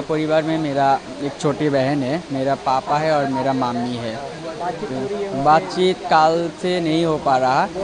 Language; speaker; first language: Hindi; non-native, learner; Bangla